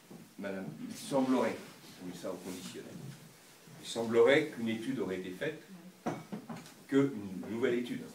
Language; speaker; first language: French; native; French